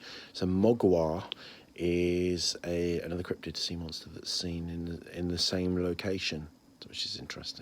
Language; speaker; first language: English; native; English